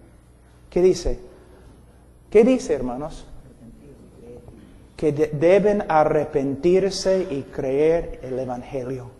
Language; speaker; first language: Spanish; non-native, fluent; English